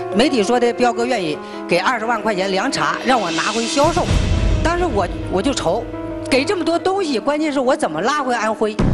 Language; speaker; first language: Chinese; native; Chinese